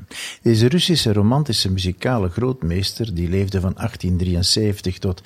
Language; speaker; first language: Dutch; native; Dutch